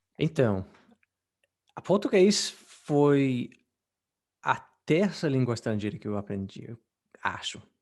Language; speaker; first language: Portuguese; non-native, fluent; English